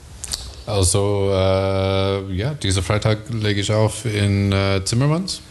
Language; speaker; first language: German; non-native, learner; English